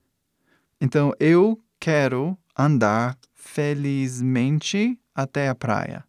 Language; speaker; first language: Portuguese; non-native, fluent; English